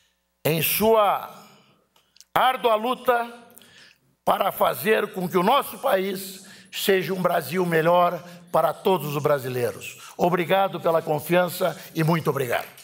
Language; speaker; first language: Portuguese; native; Portuguese